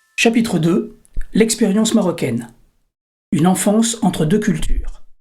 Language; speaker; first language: French; native; French